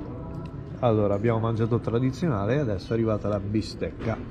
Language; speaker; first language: Italian; native; Italian